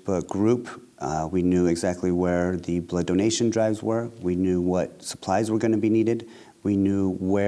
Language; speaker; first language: English; native; English